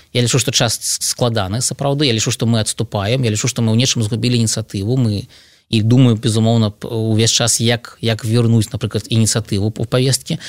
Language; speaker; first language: Belarusian; non-native, local second language; Russian